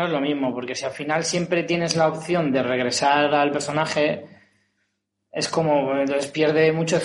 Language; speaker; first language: Spanish; native; Spanish